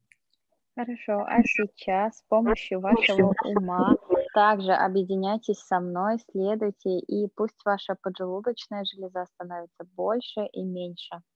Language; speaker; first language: Russian; native; Russian